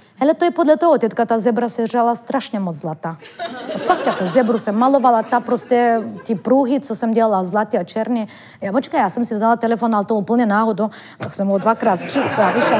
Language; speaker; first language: Czech; non-native, fluent; Turkish